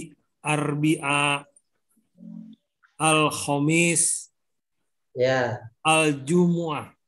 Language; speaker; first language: Arabic; non-native, learner; Indonesian